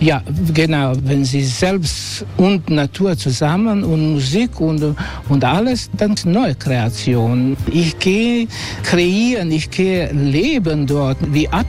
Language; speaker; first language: German; non-native, learner; Croatian